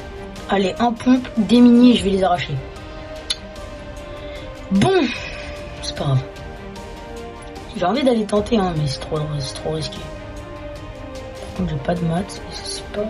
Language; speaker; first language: French; native; French